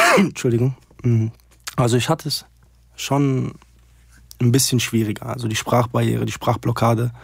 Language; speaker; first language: German; early bilingual, other home language; Arabic